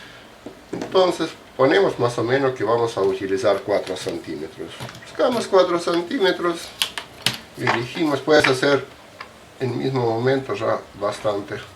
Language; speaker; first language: Spanish; non-native, fluent; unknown